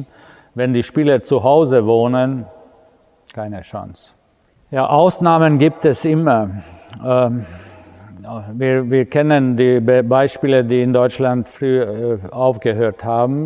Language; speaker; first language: German; non-native, fluent; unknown